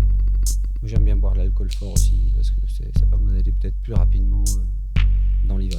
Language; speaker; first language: French; native; French